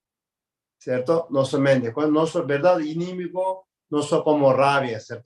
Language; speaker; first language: Spanish; non-native, learner; Tibetan